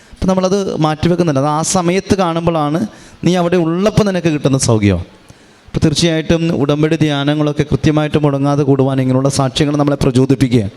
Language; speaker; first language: Malayalam; native; Malayalam